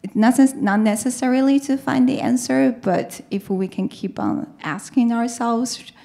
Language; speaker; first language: English; non-native, fluent; Chinese